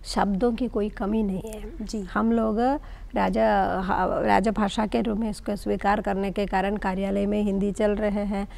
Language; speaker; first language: Hindi; non-native, local second language; Malayalam